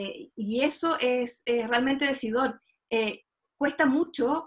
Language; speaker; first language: Spanish; native; Spanish